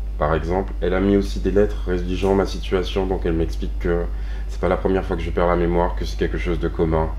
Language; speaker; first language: French; native; French